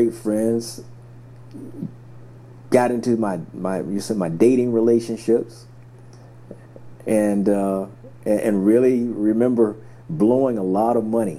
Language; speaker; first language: English; native; English